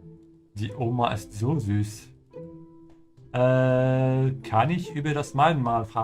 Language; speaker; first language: German; non-native, fluent; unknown